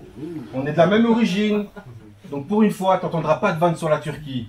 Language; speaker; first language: French; early bilingual, other home language; Turkish